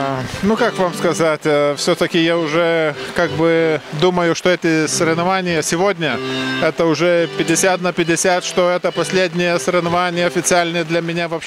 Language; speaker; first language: Russian; non-native, local second language; Lithuanian